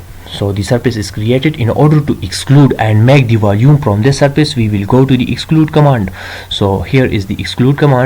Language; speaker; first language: English; non-native, local second language; Urdu